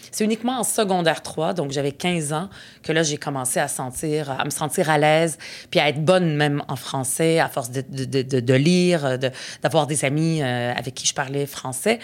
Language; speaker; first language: French; early bilingual, other home language; Arabic